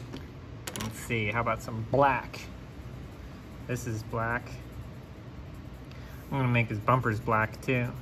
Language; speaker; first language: English; native; English